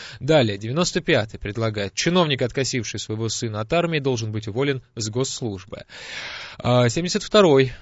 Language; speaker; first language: Russian; native; Russian